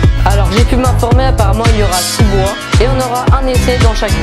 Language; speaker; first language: French; native; French